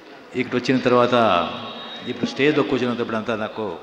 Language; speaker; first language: Telugu; non-native, local second language; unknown